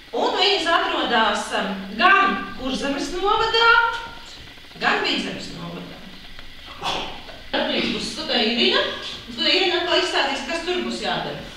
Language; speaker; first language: Latvian; native; Latvian